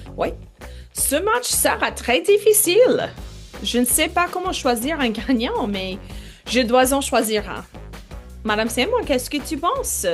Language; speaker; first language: French; non-native, fluent; English